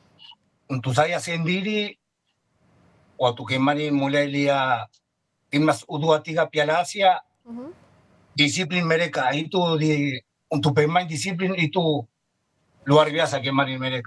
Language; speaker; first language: Indonesian; non-native, fluent; Spanish